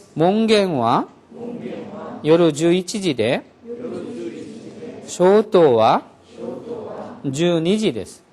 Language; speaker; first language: Japanese; non-native, fluent; Korean